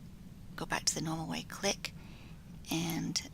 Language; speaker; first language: English; native; English